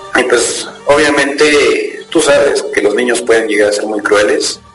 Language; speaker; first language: Spanish; native; Spanish